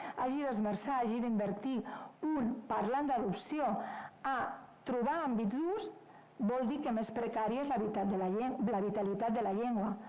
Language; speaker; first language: Catalan; non-native, local second language; Spanish